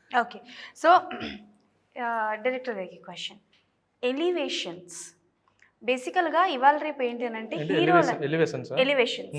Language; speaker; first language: Telugu; native; Telugu